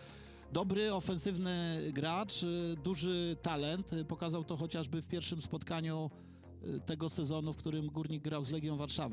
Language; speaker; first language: Polish; native; Polish